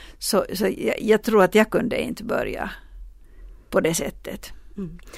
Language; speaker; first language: Swedish; non-native, local second language; Finnish